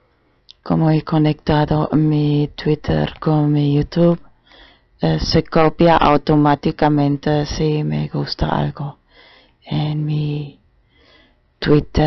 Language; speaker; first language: Spanish; non-native, learner; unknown